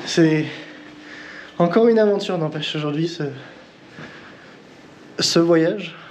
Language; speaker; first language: French; native; French